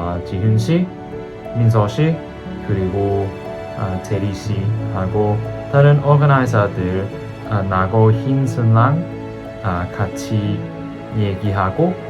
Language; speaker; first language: Korean; non-native, learner; Cantonese